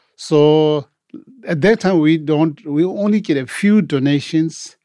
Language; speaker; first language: English; non-native, local second language; Tibetan